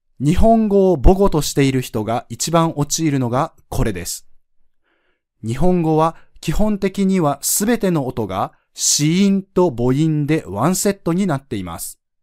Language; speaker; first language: Japanese; native; Japanese